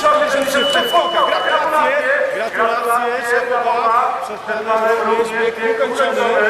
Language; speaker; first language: Polish; native; Polish